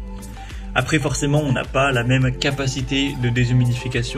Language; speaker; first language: French; native; French